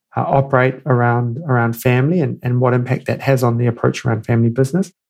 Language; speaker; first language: English; native; English